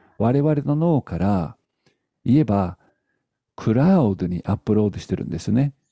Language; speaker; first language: Japanese; native; Japanese